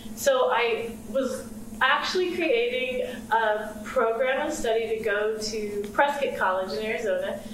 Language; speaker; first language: English; native; English